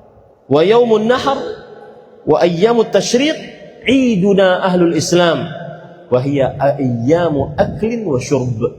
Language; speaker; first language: Arabic; non-native, fluent; Indonesian